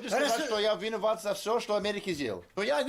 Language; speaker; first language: Russian; non-native, learner; English